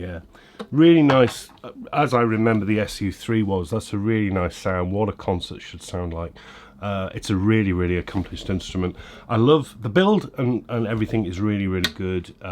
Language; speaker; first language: English; native; English